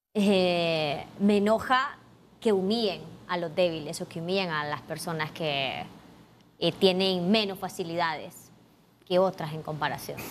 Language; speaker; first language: Spanish; native; Spanish